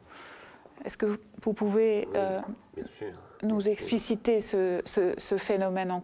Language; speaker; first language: French; native; French